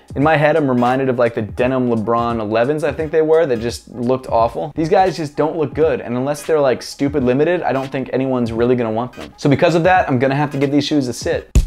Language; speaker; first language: English; native; English